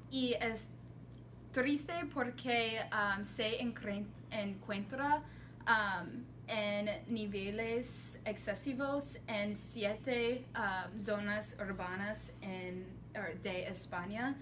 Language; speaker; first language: Spanish; non-native, learner; English